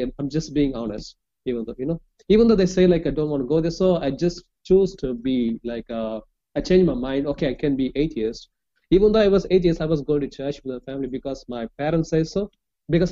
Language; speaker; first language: English; non-native, local second language; Tamil